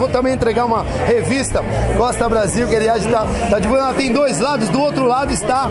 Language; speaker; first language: Portuguese; native; Portuguese